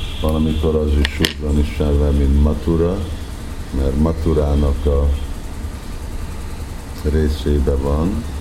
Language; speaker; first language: Hungarian; early bilingual, heritage; Hungarian